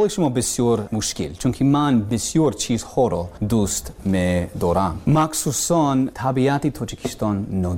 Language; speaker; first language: Persian; non-native, learner; English